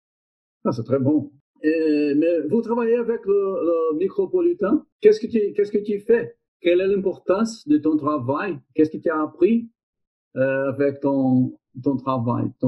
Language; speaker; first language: French; non-native, learner; Portuguese